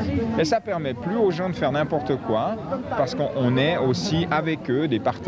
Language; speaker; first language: French; native; French